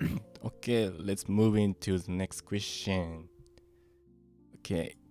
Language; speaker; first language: English; non-native, fluent; Japanese